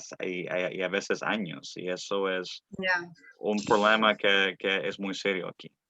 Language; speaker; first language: Spanish; early bilingual, heritage; Spanish